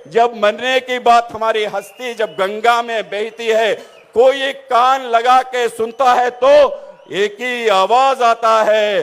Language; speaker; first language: Hindi; non-native, local second language; Telugu